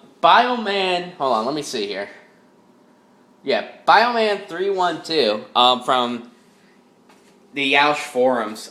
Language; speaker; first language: English; native; English